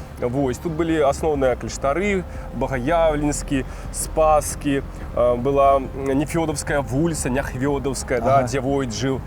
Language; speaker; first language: Belarusian; non-native, local second language; Russian